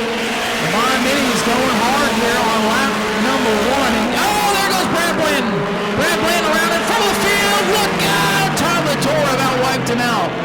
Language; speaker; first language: English; native; English